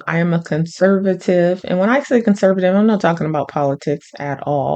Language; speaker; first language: English; native; English